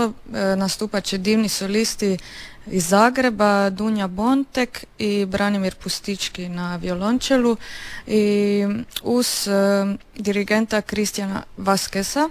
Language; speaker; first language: Serbian; native; Serbian